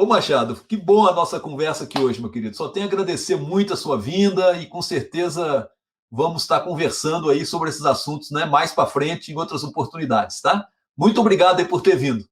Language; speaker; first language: Portuguese; native; Portuguese